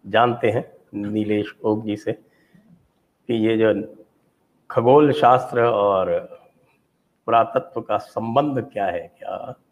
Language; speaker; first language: Hindi; native; Hindi